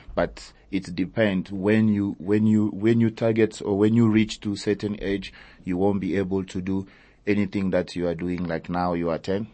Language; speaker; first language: English; early bilingual, other home language; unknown